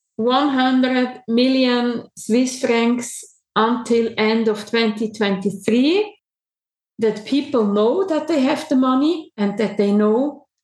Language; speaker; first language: English; non-native, learner; German